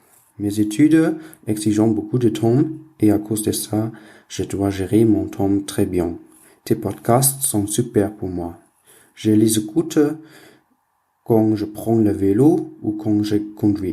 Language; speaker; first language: French; non-native, learner; German